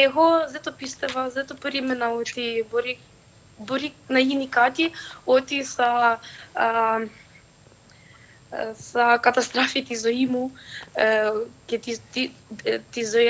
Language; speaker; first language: Greek; non-native, fluent; Ukrainian